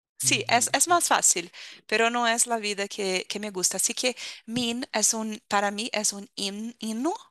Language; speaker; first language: Spanish; non-native, fluent; Portuguese